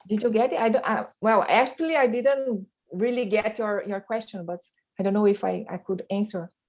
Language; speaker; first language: English; non-native, fluent; Portuguese